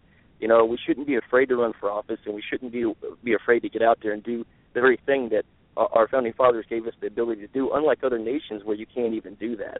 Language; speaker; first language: English; native; English